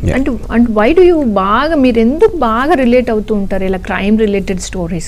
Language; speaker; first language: Telugu; native; Telugu